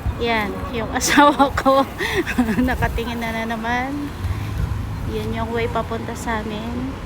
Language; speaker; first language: Filipino; native; Filipino